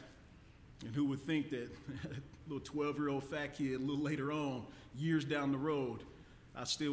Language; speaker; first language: English; native; English